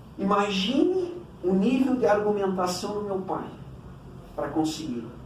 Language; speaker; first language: Portuguese; early bilingual, other home language; Cantonese